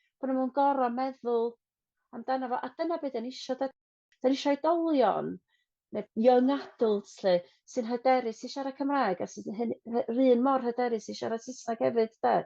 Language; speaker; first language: Welsh; non-native, local second language; English